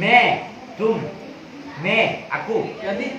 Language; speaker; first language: Indonesian; non-native, learner; Hindi